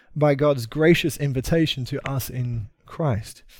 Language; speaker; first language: English; native; English